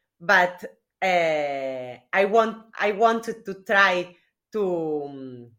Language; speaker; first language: English; non-native, learner; Spanish